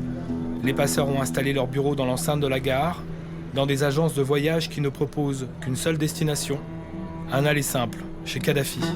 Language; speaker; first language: French; native; French